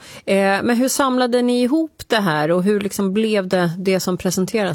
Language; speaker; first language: Swedish; native; Swedish